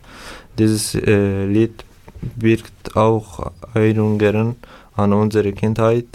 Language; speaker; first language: German; non-native, learner; Turkish